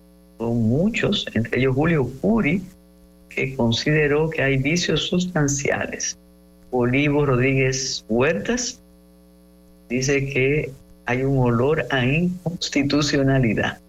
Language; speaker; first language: Spanish; native; Spanish